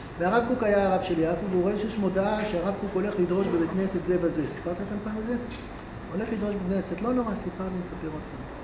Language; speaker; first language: Hebrew; native; Hebrew